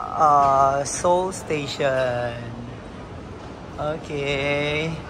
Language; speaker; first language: English; non-native, learner; Filipino